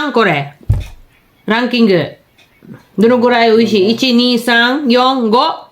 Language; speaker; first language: Japanese; non-native, fluent; Filipino